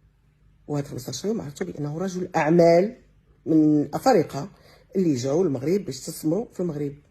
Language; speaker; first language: Arabic; native; Arabic